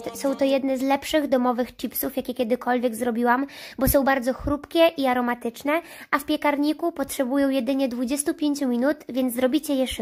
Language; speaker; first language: Polish; native; Polish